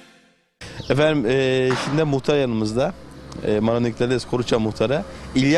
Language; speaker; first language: Turkish; native; Turkish